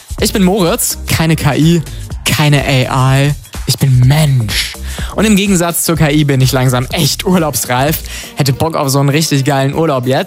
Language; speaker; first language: German; native; German